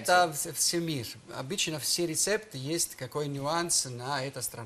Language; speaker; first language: Russian; non-native, learner; Italian